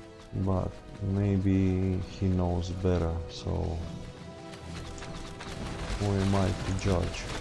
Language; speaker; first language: English; non-native, fluent; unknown